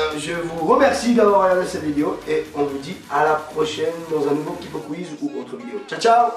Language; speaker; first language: French; native; French